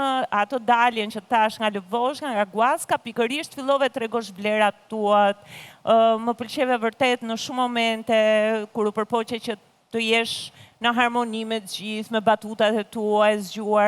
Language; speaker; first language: Albanian; native; Albanian